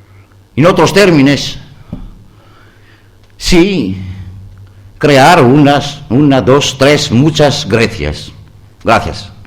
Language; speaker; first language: Spanish; non-native, learner; Greek